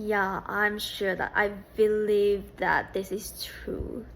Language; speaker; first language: English; non-native, fluent; Japanese